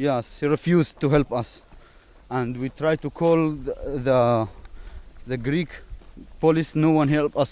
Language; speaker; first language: English; non-native, learner; Arabic